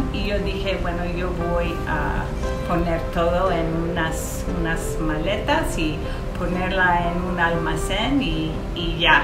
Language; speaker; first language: Spanish; early bilingual, heritage; English